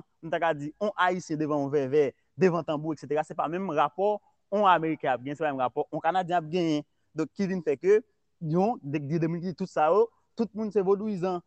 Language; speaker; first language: Haitian Creole; native; Haitian Creole